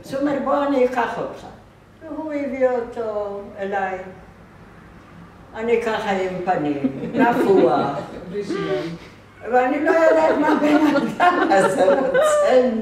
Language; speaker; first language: Hebrew; non-native, fluent; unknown